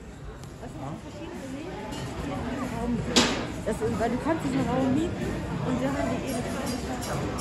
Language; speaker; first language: German; native; German